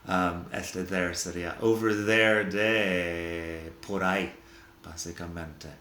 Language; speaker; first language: Spanish; non-native, fluent; English